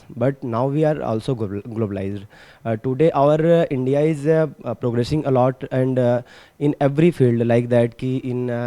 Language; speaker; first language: English; non-native, learner; Hindi